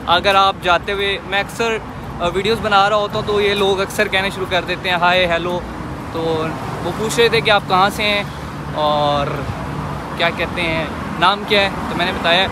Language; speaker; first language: Urdu; non-native, local second language; Punjabi